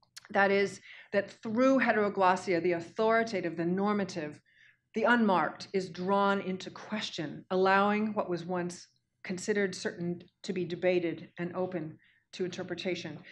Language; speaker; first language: English; native; English